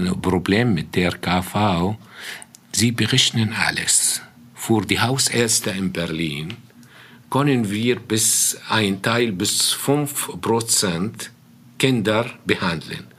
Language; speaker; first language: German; non-native, fluent; Arabic